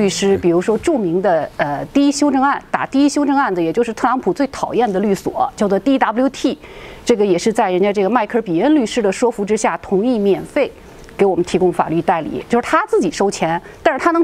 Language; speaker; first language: Chinese; native; Chinese